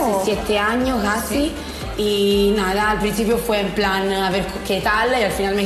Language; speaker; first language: Spanish; non-native, fluent; Italian